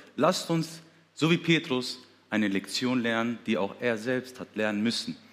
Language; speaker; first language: German; early bilingual, other home language; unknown